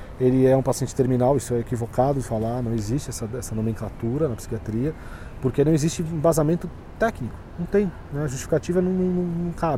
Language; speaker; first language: Portuguese; native; Portuguese